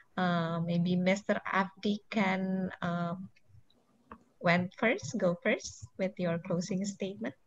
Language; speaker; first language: English; non-native, local second language; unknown